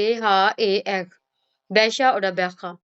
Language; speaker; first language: German; non-native, fluent; Urdu